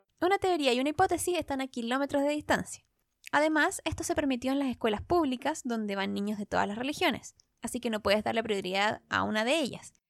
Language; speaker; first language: Spanish; native; Spanish